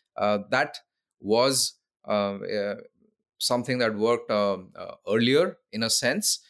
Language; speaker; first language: English; non-native, local second language; Odia